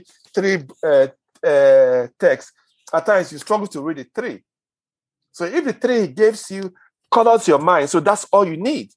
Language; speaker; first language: English; non-native, local second language; Igbo